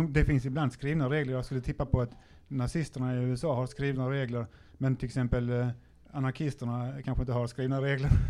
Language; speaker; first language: Swedish; native; Swedish